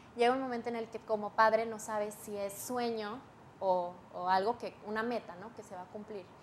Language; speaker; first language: Spanish; native; Spanish